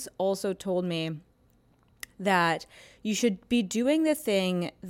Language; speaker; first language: English; native; English